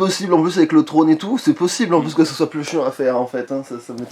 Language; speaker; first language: French; native; French